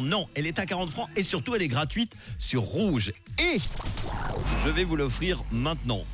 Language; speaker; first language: French; native; French